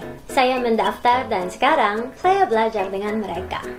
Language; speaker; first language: Indonesian; non-native, learner; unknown